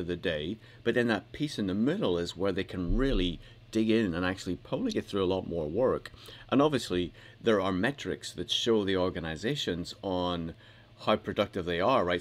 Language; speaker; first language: English; native; English